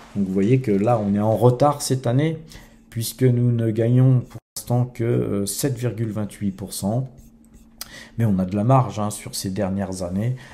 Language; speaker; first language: French; native; French